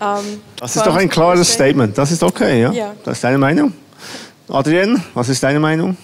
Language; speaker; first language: German; native; German